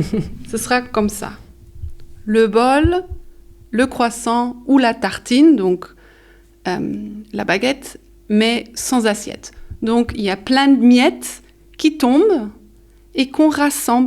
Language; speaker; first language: French; early bilingual, heritage; French